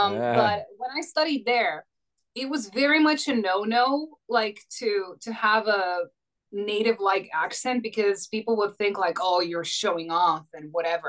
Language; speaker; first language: English; non-native, fluent; Croatian